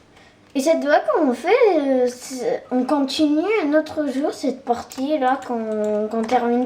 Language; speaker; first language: French; native; French